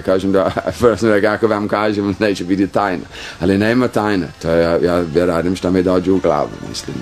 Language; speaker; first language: Croatian; non-native, fluent; English